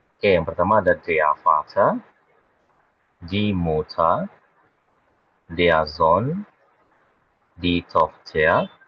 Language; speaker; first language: German; non-native, fluent; Indonesian